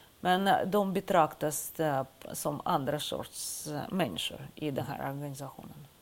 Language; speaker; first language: Swedish; non-native, fluent; Russian